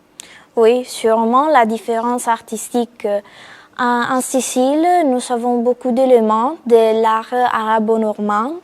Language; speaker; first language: French; non-native, fluent; Italian